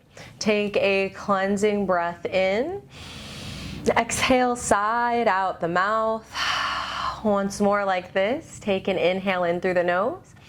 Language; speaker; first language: English; native; English